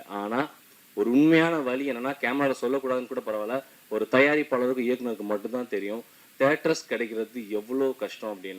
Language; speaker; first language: Tamil; native; Tamil